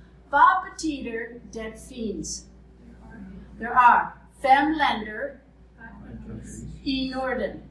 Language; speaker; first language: Swedish; non-native, fluent; English